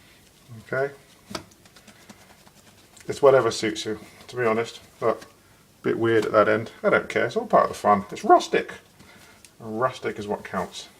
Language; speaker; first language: English; native; English